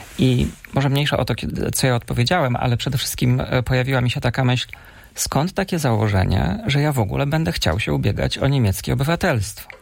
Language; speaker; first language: Polish; native; Polish